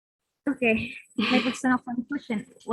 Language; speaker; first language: English; non-native, learner; Indonesian